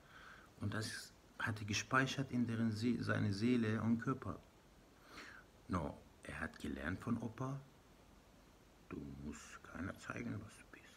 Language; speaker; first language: German; non-native, learner; Persian